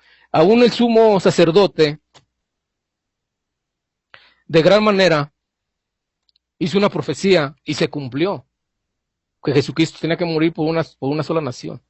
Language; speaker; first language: Spanish; native; Spanish